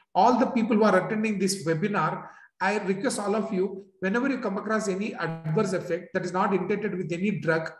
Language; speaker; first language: English; non-native, local second language; Urdu